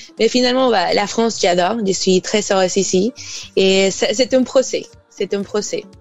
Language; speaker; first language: French; non-native, fluent; Spanish